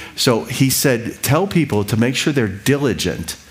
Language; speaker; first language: English; native; English